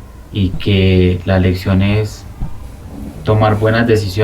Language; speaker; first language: Spanish; native; Spanish